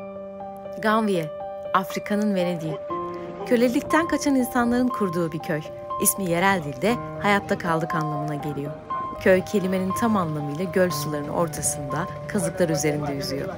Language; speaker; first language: Turkish; native; Turkish